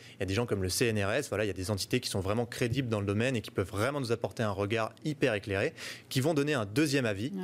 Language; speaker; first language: French; native; French